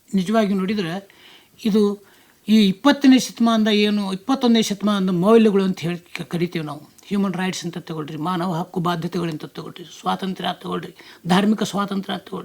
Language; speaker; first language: Kannada; native; Kannada